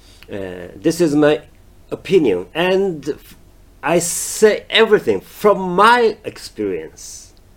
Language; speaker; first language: English; non-native, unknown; Japanese